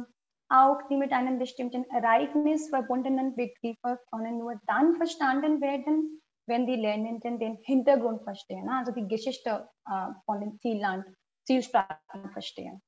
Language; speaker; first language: German; non-native, fluent; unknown